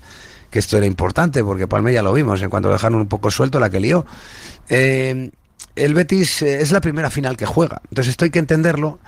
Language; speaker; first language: Spanish; native; Spanish